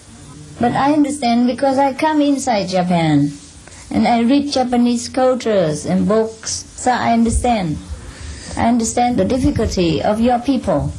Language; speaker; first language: English; non-native, fluent; Vietnamese